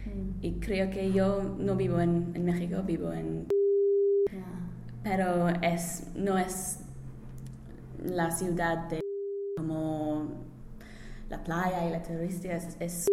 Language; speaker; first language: Spanish; non-native, learner; English